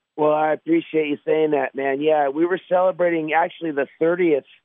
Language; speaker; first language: English; native; English